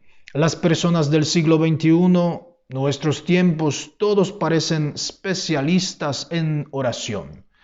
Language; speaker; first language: Spanish; non-native, fluent; Polish